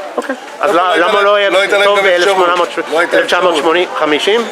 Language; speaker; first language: Hebrew; non-native, fluent; English